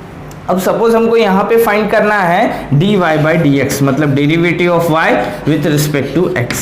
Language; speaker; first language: Hindi; native; Hindi